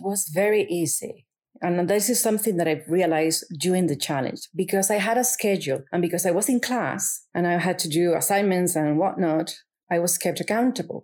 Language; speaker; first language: English; non-native, fluent; Spanish